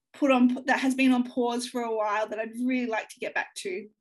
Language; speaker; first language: English; native; English